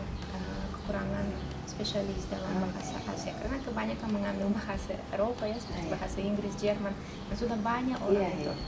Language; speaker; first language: Indonesian; non-native, fluent; Russian